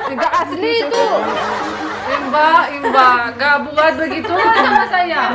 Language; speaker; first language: Indonesian; non-native, learner; Russian